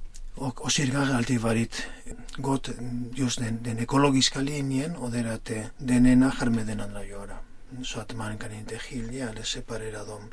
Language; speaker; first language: Swedish; non-native, fluent; Spanish